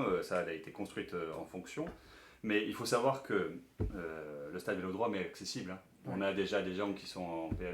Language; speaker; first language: French; native; French